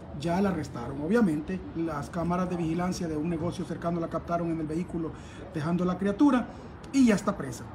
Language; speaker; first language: Spanish; native; Spanish